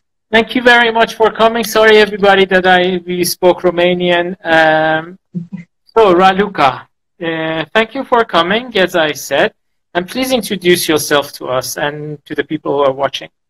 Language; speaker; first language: English; non-native, fluent; Azerbaijani